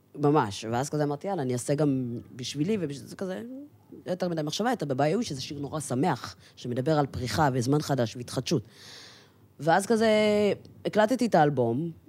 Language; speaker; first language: Hebrew; early bilingual, other home language; Amharic